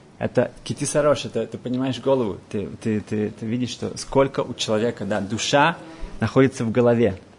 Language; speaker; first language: Russian; early bilingual, heritage; Russian